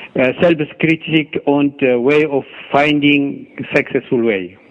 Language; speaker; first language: English; non-native, learner; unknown